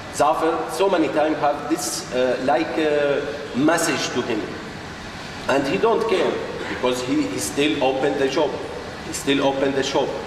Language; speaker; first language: English; non-native, learner; Arabic